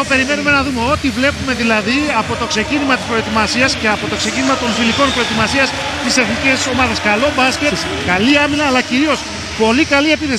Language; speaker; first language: Greek; native; Greek